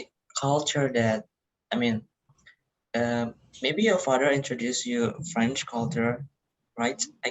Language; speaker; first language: English; non-native, learner; Indonesian